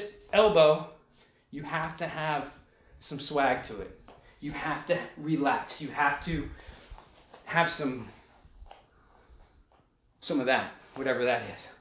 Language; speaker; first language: English; native; English